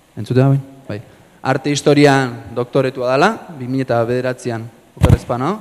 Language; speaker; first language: Basque; native; Basque